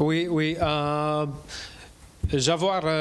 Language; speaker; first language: French; non-native, learner; English